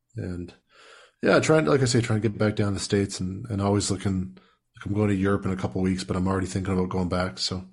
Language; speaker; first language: English; native; English